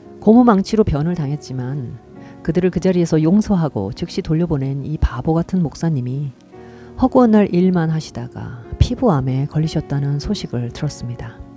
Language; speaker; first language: Korean; native; Korean